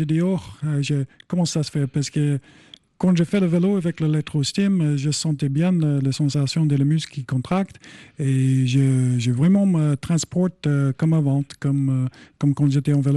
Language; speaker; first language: French; non-native, fluent; English